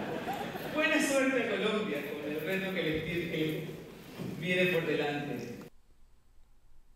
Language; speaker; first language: Spanish; native; Spanish